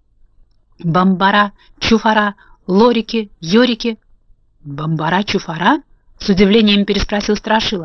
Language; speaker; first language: Russian; native; Russian